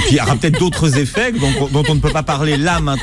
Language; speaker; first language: French; native; French